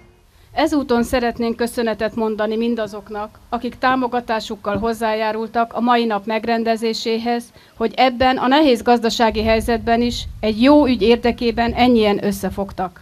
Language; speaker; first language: Hungarian; native; Hungarian